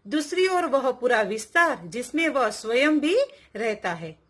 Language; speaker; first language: Hindi; non-native, local second language; Gujarati